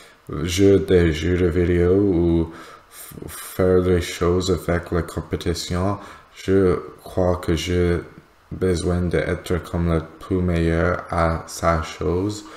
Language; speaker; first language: French; non-native, learner; English